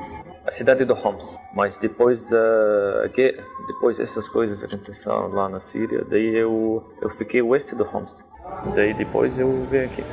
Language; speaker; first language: Portuguese; non-native, fluent; Arabic